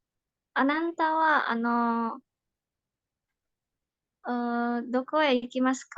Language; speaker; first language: Japanese; non-native, learner; Indonesian